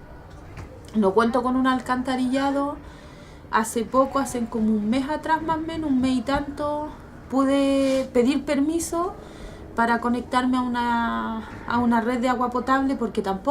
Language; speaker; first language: Spanish; native; Spanish